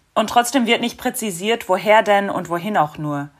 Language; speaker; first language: German; non-native, fluent; English